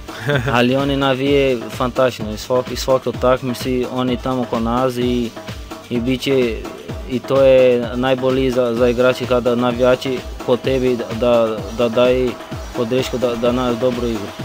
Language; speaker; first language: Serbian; non-native, learner; Portuguese